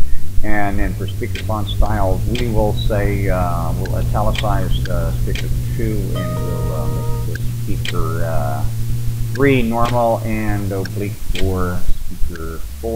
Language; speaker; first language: English; native; English